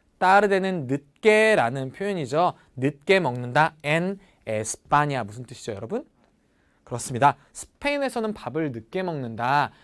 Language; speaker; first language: Korean; native; Korean